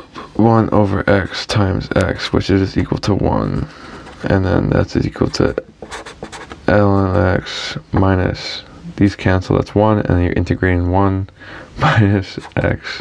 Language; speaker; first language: English; native; English